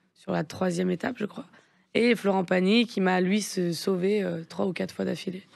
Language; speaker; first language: French; native; French